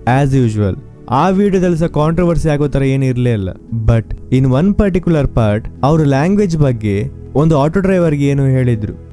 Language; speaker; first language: Kannada; native; Kannada